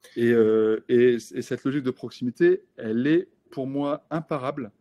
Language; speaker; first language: French; native; French